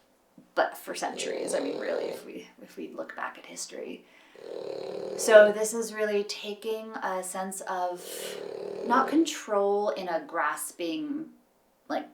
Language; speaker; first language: English; native; English